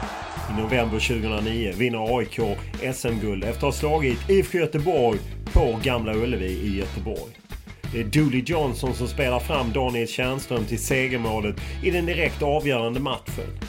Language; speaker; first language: Swedish; native; Swedish